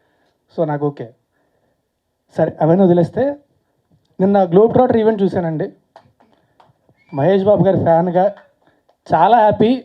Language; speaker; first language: Telugu; native; Telugu